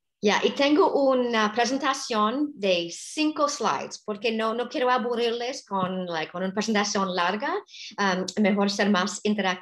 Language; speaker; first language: Spanish; non-native, fluent; English